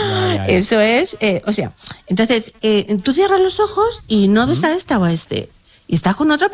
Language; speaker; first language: Spanish; native; Spanish